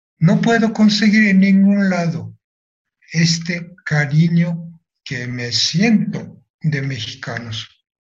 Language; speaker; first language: Spanish; non-native, fluent; Japanese